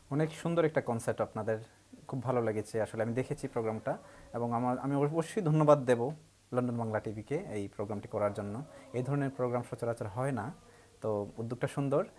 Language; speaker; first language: Bangla; native; Bangla